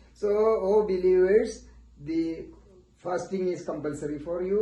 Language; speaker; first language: English; non-native, local second language; Malayalam